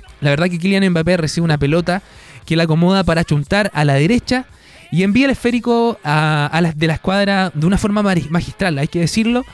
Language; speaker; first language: Spanish; native; Spanish